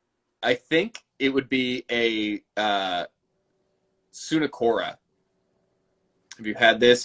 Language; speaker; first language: English; native; English